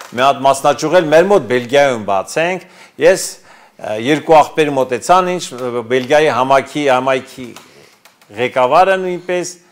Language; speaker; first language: Armenian; native; Armenian